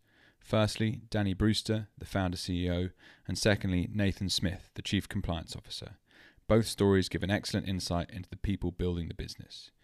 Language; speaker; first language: English; native; English